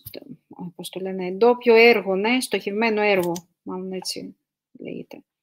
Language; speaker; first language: Greek; non-native, fluent; Russian